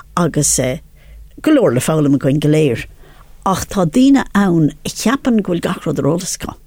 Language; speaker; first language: Irish; non-native, local second language; English